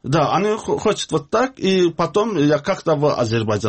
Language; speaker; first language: Russian; non-native, learner; Azerbaijani